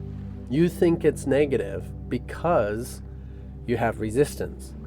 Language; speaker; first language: English; native; English